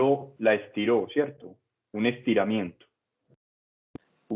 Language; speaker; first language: Spanish; native; Spanish